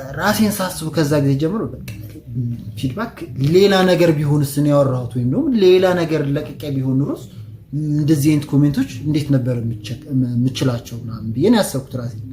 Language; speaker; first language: Amharic; non-native, local second language; Tigrinya